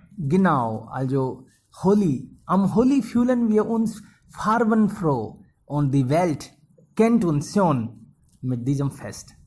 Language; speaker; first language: German; non-native, fluent; Hindi